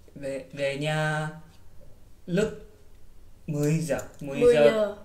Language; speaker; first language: Vietnamese; non-native, learner; Korean